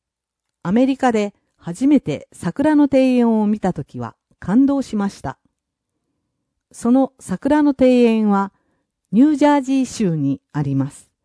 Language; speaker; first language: Japanese; non-native, fluent; English